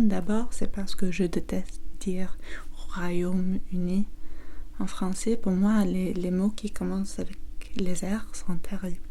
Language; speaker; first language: French; non-native, learner; English